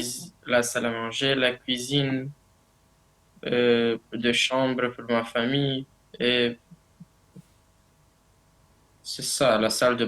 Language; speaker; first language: French; non-native, learner; Romanian